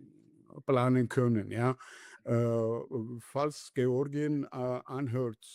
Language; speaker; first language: German; non-native, learner; Georgian